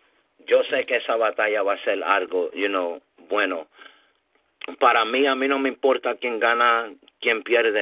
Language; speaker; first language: Spanish; early bilingual, heritage; English